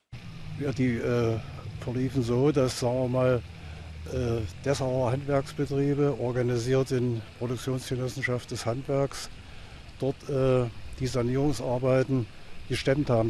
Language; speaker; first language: German; native; German